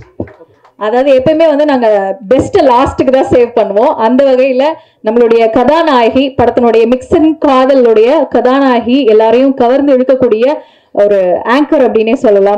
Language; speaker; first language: Tamil; native; Tamil